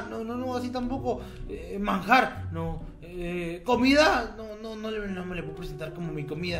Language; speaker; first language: Spanish; native; Spanish